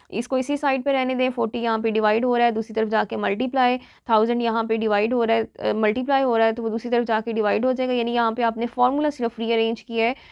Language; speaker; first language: Urdu; non-native, local second language; Punjabi